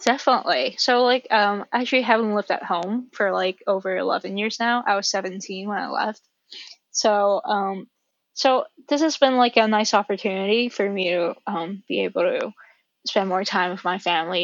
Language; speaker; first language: English; non-native, local second language; Cantonese